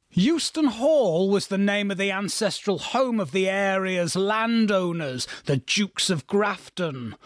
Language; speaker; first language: English; native; English